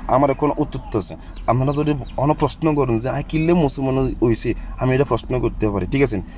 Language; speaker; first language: Bangla; non-native, fluent; Zulu